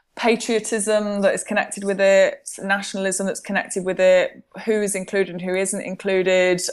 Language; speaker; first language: English; native; English